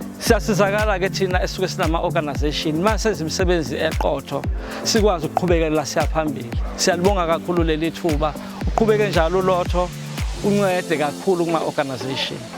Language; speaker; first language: Zulu; native; Zulu